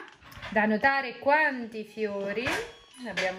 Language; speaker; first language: Italian; native; Italian